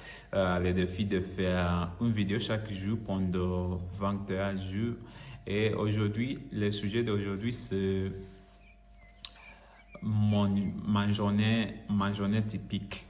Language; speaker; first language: French; non-native, learner; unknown